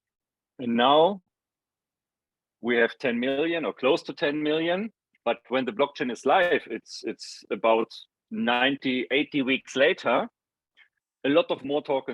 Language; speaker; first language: English; non-native, fluent; German